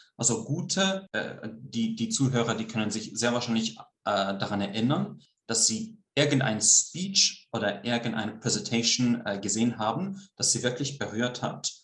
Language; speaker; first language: German; early bilingual, heritage; Swiss German